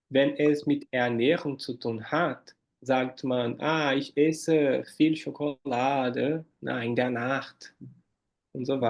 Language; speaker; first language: German; non-native, fluent; Portuguese